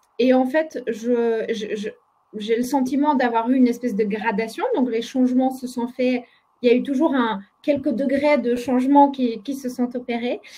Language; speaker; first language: French; non-native, fluent; Polish